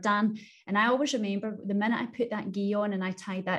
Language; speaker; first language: English; native; English